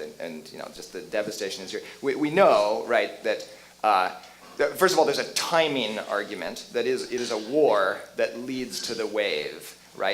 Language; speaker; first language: English; native; English